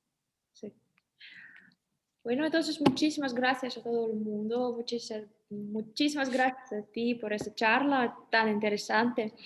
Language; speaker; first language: Spanish; non-native, fluent; Russian